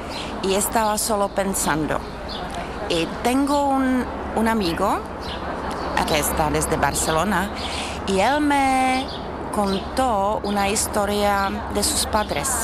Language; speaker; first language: Spanish; non-native, learner; Czech